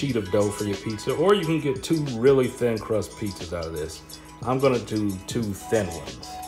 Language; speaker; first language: English; native; English